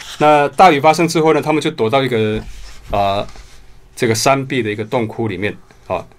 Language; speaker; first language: Chinese; non-native, local second language; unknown